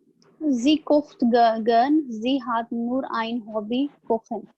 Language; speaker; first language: German; non-native, learner; Hindi